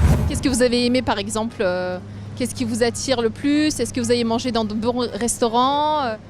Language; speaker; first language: French; native; French